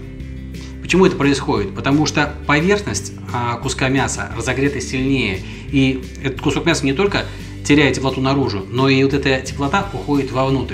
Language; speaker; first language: Russian; native; Russian